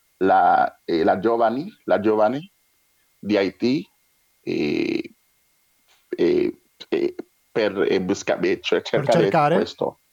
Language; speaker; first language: Italian; non-native, learner; French